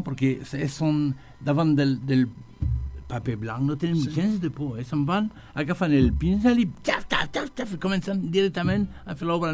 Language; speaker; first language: Catalan; non-native, learner; French